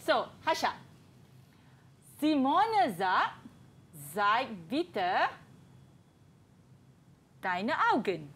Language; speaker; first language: German; non-native, learner; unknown